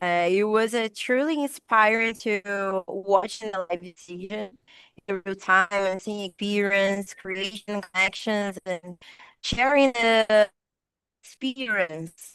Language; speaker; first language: English; non-native, learner; Portuguese